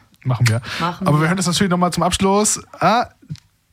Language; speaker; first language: German; native; German